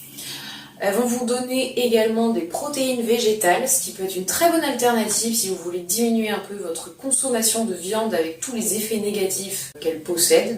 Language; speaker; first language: French; native; French